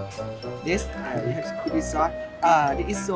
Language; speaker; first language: English; non-native, learner; Thai